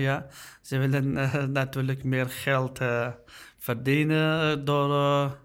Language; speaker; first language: Dutch; non-native, learner; Uyghur